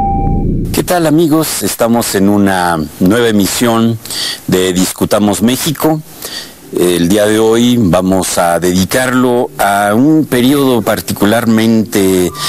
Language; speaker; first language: Spanish; native; Spanish